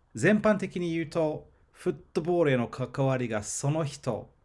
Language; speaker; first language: Japanese; non-native, fluent; English